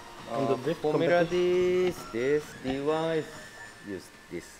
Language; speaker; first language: English; non-native, learner; Japanese